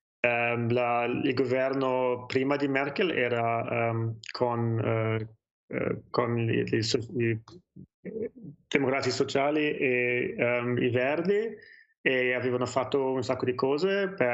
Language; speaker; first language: Italian; non-native, learner; German